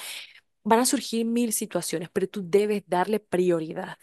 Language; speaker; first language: Spanish; native; Spanish